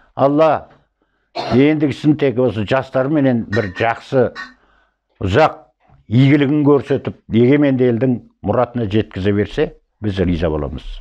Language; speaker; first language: Kazakh; native; Kazakh